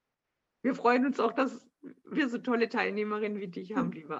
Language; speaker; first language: German; native; German